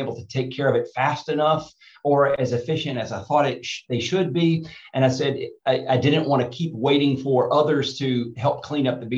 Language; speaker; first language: English; native; English